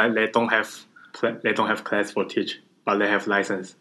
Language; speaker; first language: English; non-native, learner; Chinese